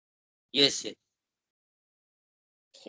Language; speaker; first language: English; non-native, learner; Hindi